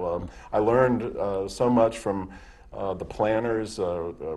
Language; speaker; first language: English; native; English